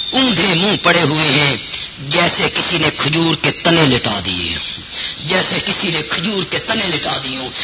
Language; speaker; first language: Urdu; non-native, local second language; Punjabi